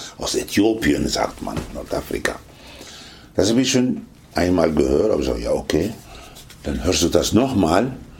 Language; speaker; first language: German; non-native, fluent; Spanish